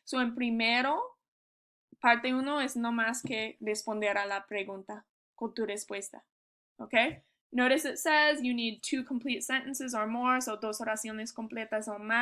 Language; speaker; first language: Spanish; non-native, learner; English